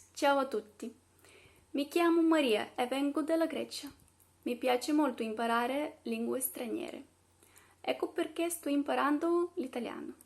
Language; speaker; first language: Italian; non-native, learner; Greek